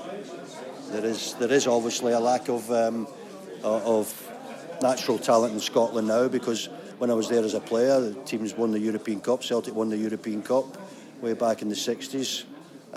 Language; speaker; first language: English; native; English